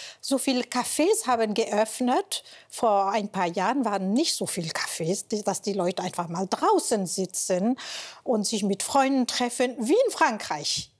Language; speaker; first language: German; non-native, fluent; French